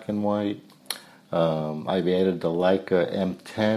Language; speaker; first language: English; native; English